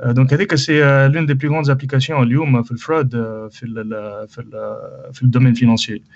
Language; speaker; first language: French; non-native, local second language; Arabic